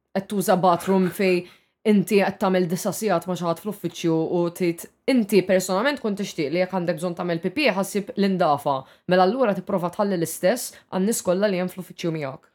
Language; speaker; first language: Maltese; native; Maltese